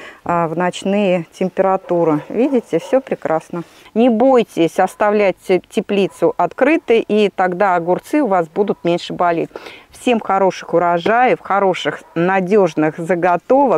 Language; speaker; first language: Russian; native; Russian